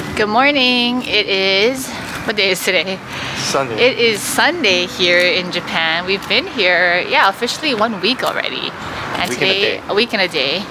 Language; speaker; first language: English; native; English